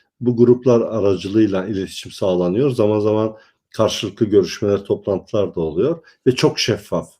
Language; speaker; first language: Turkish; non-native, local second language; Kurdish